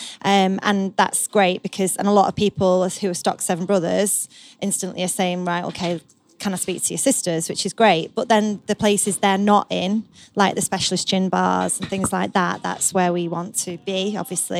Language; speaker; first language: English; native; English